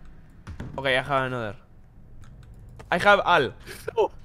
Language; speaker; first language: English; non-native, learner; Spanish